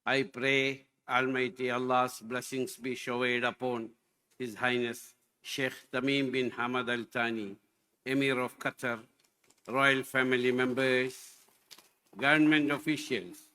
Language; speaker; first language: English; non-native, local second language; Malayalam